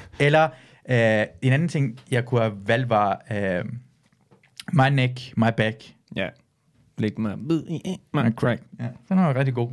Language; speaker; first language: Danish; early bilingual, other home language; Persian